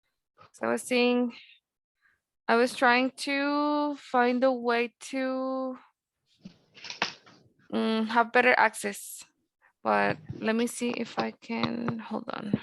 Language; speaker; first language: English; non-native, fluent; Spanish